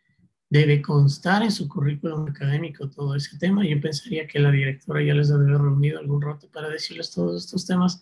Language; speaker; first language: Spanish; native; Spanish